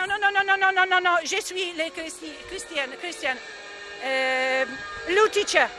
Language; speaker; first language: French; non-native, learner; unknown